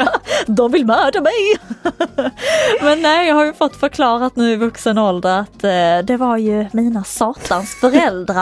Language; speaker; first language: Swedish; native; Swedish